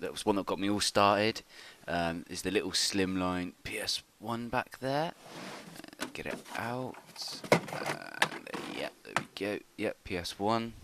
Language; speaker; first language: English; native; English